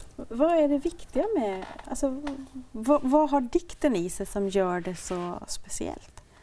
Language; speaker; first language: Swedish; native; Swedish